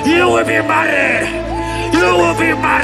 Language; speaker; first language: English; non-native, local second language; Igbo